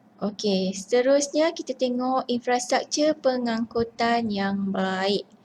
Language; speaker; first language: Malay; native; Malay